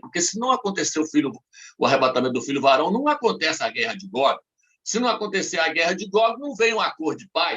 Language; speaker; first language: Portuguese; native; Portuguese